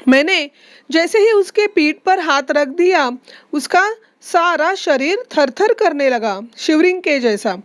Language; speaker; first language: Hindi; non-native, local second language; Marathi